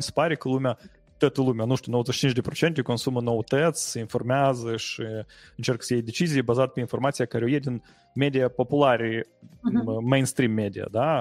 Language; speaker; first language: Romanian; native; Romanian